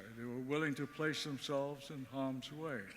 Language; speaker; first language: English; early bilingual, other home language; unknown